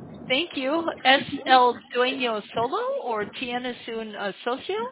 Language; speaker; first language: Spanish; non-native, learner; English